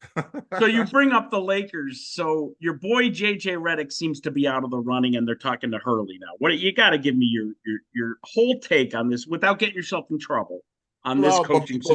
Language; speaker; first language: English; native; English